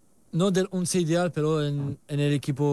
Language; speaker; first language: Spanish; non-native, learner; French